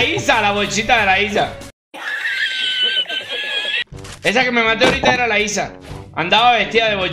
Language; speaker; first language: Spanish; native; Spanish